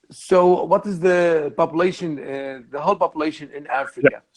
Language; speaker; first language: English; non-native, learner; Arabic